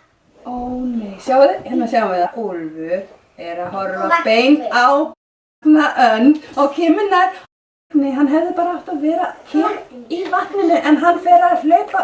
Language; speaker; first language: Icelandic; non-native, fluent; Danish